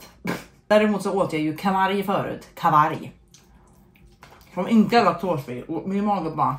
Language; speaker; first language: Swedish; native; Swedish